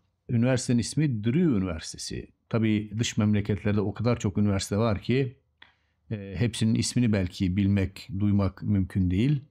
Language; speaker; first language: Turkish; native; Turkish